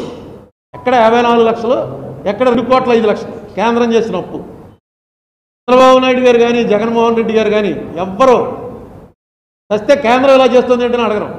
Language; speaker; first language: Telugu; native; Telugu